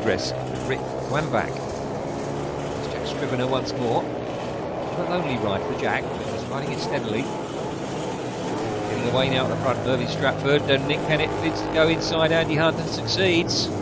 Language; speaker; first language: English; native; English